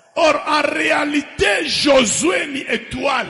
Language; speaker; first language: French; non-native, local second language; Swahili